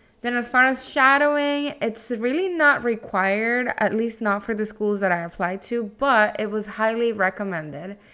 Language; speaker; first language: English; non-native, fluent; Spanish